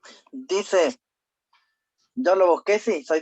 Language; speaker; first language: Spanish; native; Spanish